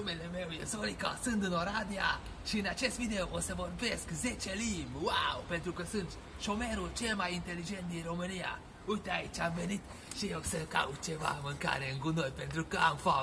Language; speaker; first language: Romanian; non-native, local second language; Hungarian